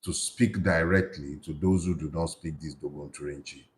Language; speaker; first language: English; non-native, local second language; Yoruba